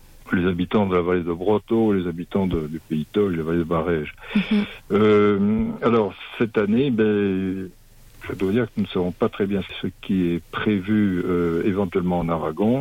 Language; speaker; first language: French; native; French